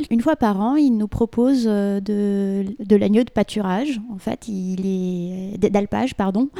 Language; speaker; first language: French; non-native, local second language; Arabic